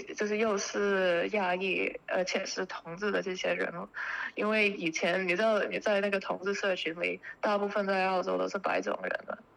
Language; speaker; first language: Chinese; early bilingual, heritage; Chinese